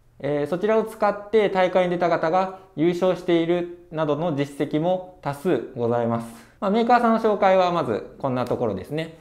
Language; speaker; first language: Japanese; native; Japanese